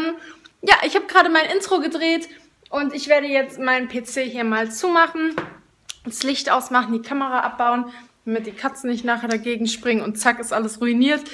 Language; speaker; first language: German; native; German